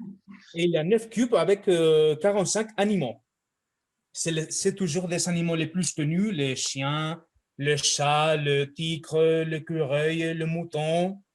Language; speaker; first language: French; non-native, fluent; Spanish